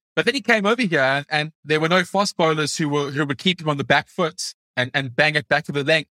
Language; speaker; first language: English; native; English